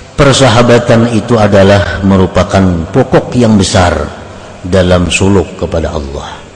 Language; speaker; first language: Indonesian; non-native, local second language; Banjar